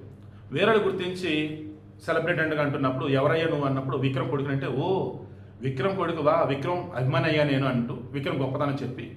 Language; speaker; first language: Telugu; native; Telugu